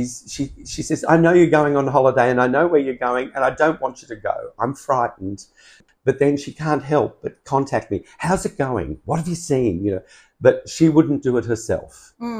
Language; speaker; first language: English; native; English